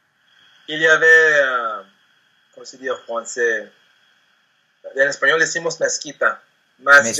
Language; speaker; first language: French; non-native, learner; Spanish